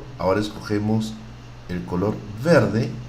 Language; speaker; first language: Spanish; native; Spanish